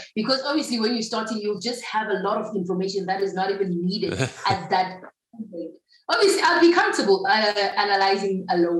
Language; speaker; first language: English; non-native, local second language; Zulu